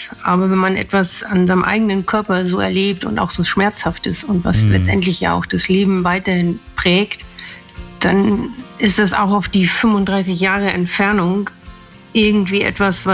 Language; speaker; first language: German; native; German